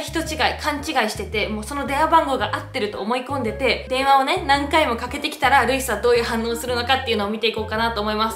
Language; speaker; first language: Japanese; native; Japanese